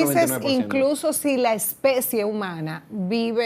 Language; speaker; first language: Spanish; native; Spanish